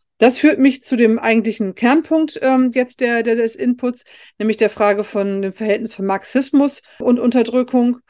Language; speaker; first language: German; native; German